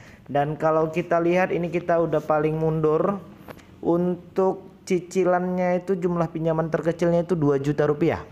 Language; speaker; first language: Indonesian; native; Indonesian